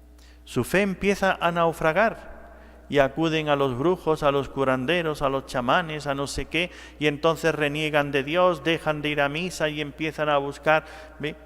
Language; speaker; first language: Spanish; native; Spanish